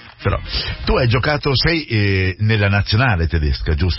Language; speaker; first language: Italian; native; Italian